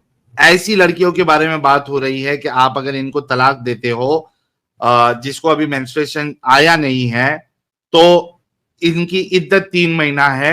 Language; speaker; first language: Hindi; native; Hindi